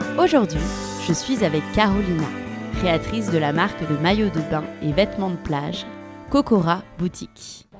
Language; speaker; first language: French; native; French